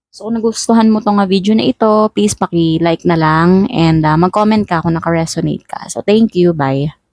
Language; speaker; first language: Filipino; non-native, local second language; Cebuano